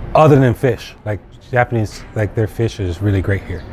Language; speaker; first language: English; native; English